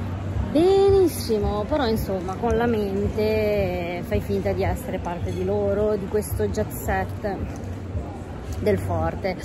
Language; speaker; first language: Italian; native; Italian